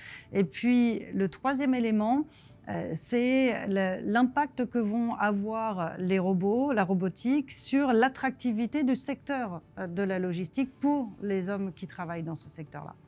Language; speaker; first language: French; native; French